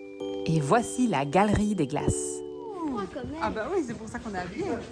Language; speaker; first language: French; native; French